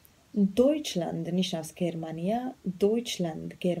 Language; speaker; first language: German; non-native, fluent; Georgian